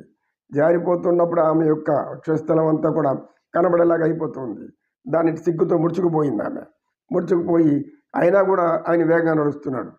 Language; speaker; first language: Telugu; native; Telugu